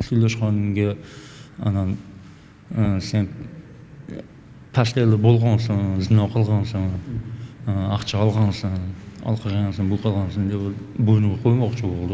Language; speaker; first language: Kyrgyz; non-native, local second language; Uzbek